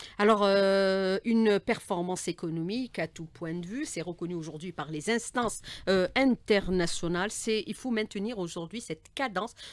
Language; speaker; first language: French; non-native, local second language; Arabic